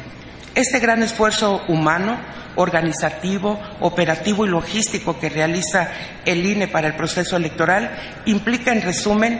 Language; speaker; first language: Spanish; native; Spanish